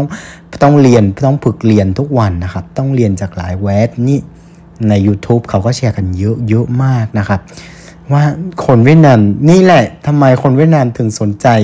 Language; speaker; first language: Thai; non-native, fluent; Vietnamese